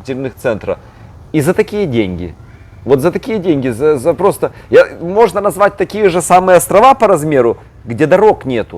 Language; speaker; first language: Russian; native; Russian